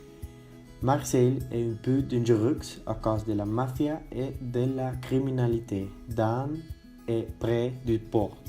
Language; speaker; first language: French; non-native, learner; Spanish